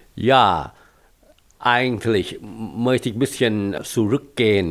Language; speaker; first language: German; non-native, fluent; Thai